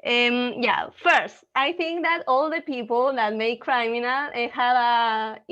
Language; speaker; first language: English; non-native, learner; Spanish